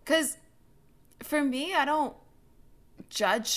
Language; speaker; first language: English; early bilingual, other home language; Ukrainian